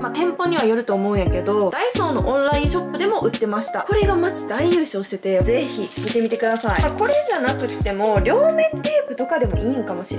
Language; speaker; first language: Japanese; native; Japanese